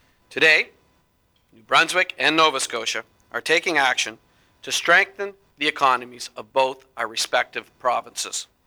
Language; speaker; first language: English; native; English